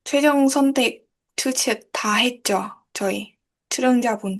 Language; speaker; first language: Korean; non-native, learner; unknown